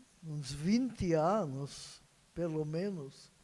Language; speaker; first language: Portuguese; non-native, fluent; Hungarian